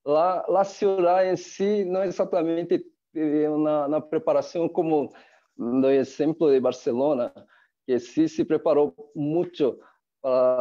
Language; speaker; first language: Spanish; non-native, fluent; Portuguese